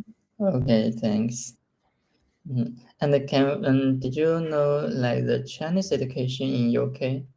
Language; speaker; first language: English; non-native, learner; Chinese